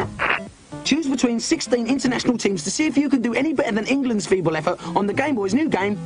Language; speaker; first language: English; native; English